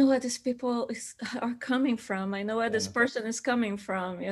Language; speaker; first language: English; non-native, fluent; Portuguese